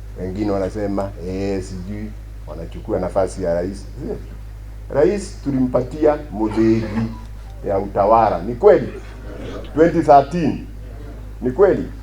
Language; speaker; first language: Swahili; non-native, local second language; Kikuyu